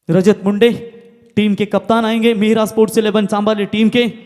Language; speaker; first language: Hindi; non-native, local second language; Marathi